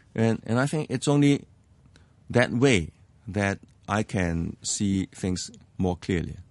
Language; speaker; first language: English; non-native, local second language; Cantonese